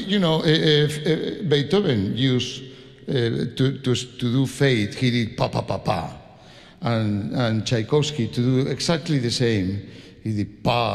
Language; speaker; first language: English; non-native, fluent; Spanish